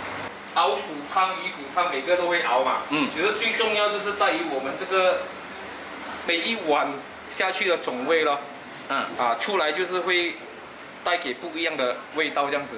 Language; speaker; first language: Chinese; native; Chinese